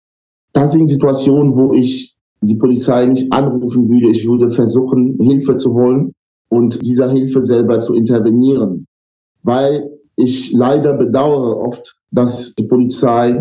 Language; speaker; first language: German; non-native, fluent; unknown